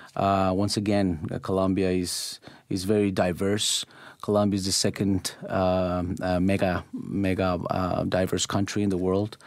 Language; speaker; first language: English; non-native, fluent; Spanish